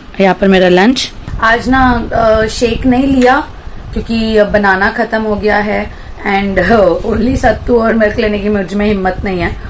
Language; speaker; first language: Hindi; native; Hindi